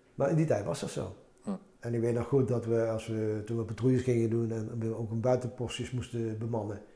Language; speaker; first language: Dutch; early bilingual, other home language; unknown